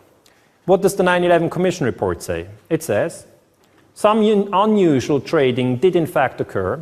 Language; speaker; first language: English; non-native, fluent; German